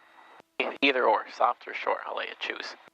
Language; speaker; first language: English; native; English